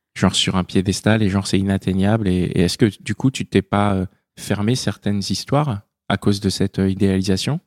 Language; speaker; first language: French; native; French